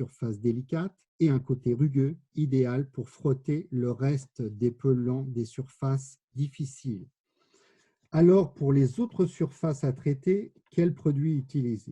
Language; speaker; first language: French; native; French